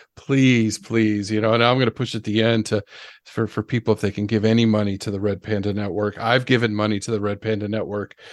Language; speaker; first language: English; native; English